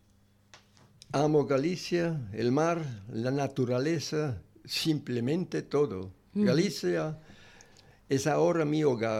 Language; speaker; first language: Spanish; non-native, learner; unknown